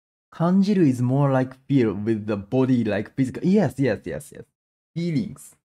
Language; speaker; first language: English; non-native, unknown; Japanese